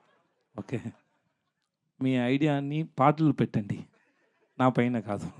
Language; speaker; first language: Telugu; non-native, learner; Tamil